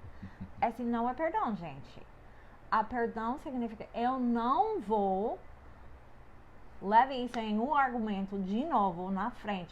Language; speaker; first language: Portuguese; non-native, fluent; English